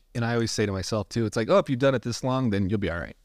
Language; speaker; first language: English; native; English